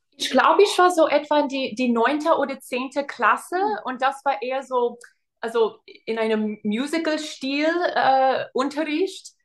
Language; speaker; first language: German; non-native, fluent; English